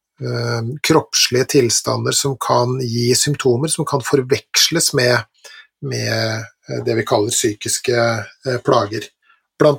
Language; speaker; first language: Norwegian; native; Norwegian